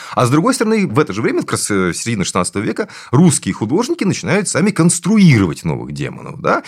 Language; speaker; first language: Russian; native; Russian